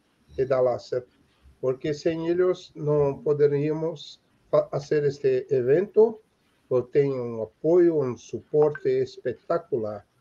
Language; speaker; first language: Spanish; non-native, fluent; Portuguese